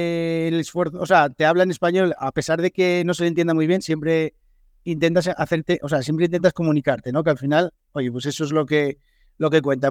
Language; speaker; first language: Spanish; native; Spanish